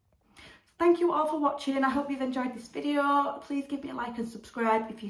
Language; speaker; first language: English; native; English